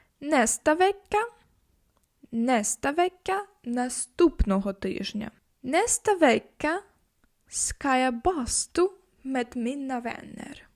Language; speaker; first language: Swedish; non-native, fluent; Ukrainian